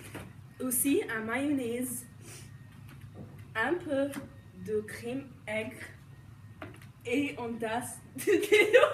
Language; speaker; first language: French; non-native, learner; English